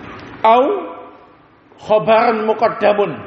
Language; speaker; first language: Arabic; non-native, fluent; Indonesian